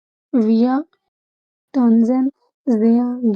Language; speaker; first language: German; non-native, learner; Urdu